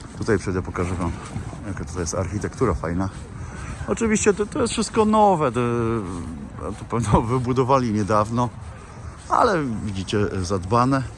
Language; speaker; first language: Polish; native; Polish